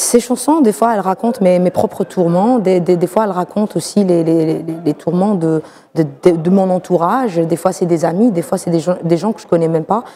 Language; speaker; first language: French; non-native, local second language; Arabic